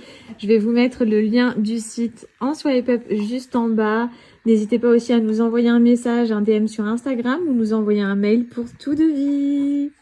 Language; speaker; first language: French; native; French